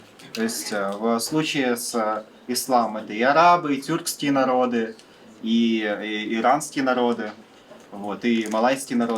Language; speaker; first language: Russian; native; Russian